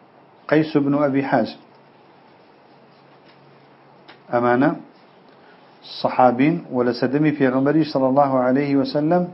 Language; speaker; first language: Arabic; non-native, fluent; Central Kurdish